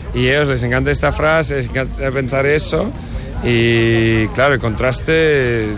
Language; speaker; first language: Spanish; non-native, fluent; English